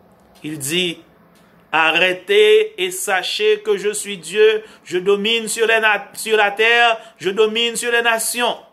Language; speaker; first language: French; non-native, local second language; Haitian Creole